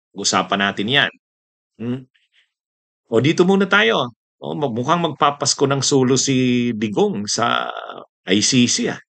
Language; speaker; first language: Filipino; non-native, local second language; Bikol